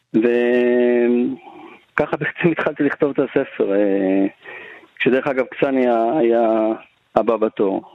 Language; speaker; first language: Hebrew; native; Hebrew